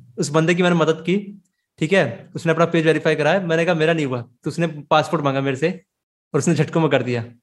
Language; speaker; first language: Hindi; native; Hindi